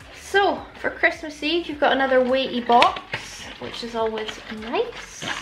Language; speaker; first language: English; native; English